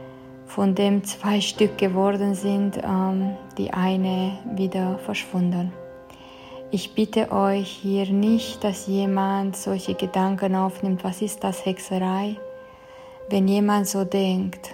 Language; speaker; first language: German; non-native, fluent; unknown